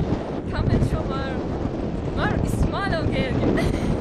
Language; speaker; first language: Irish; non-native, local second language; English